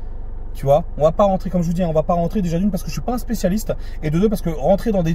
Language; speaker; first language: French; native; French